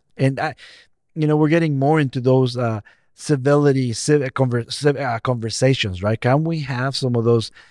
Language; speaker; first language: English; non-native, fluent; Spanish